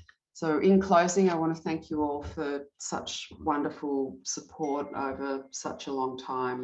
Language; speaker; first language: English; native; English